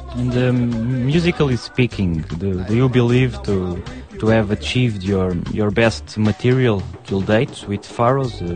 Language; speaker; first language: English; non-native, fluent; Portuguese